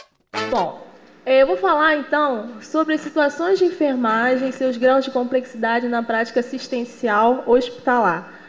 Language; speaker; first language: Portuguese; native; Portuguese